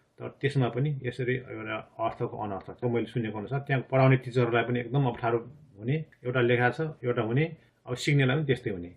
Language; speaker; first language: Nepali; non-native, local second language; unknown